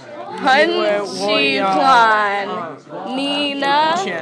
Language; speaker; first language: Chinese; non-native, learner; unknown